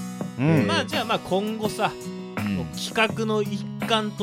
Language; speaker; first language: Japanese; native; Japanese